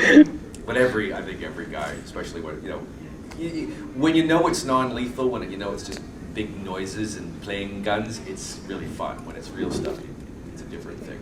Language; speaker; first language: English; native; English